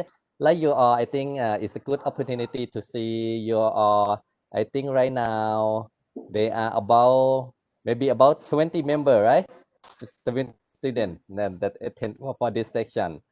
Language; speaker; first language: English; non-native, learner; Thai